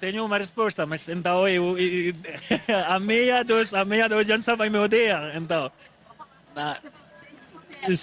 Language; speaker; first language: Portuguese; non-native, fluent; French